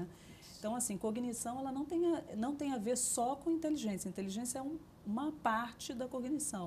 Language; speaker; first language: Portuguese; native; Portuguese